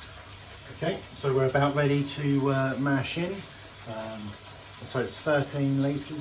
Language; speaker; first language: English; native; English